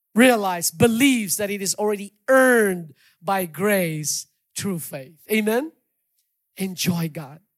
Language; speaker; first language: English; non-native, local second language; Hiligaynon